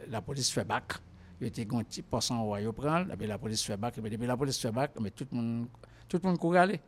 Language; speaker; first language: French; non-native, local second language; Haitian Creole